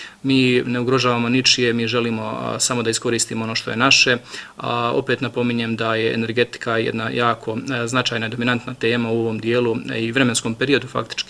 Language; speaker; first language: Bosnian; native; Bosnian